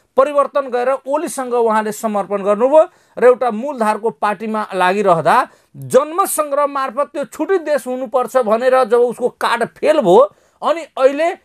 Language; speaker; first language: Nepali; non-native, local second language; Maithili